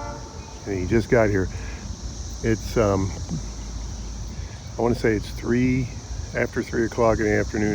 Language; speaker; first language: English; native; English